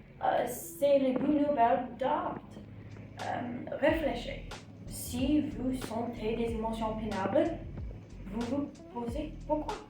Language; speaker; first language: French; non-native, learner; English